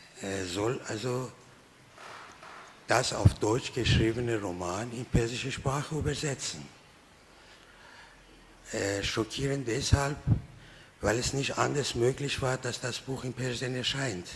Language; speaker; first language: German; non-native, fluent; Persian